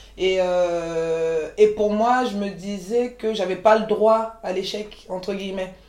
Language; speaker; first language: French; early bilingual, other home language; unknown